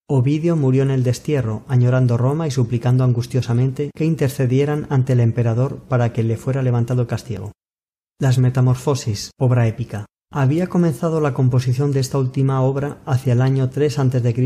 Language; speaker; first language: Spanish; native; Spanish